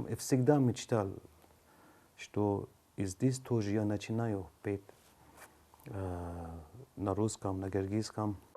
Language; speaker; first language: Russian; non-native, learner; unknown